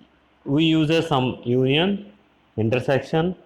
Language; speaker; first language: English; non-native, local second language; Telugu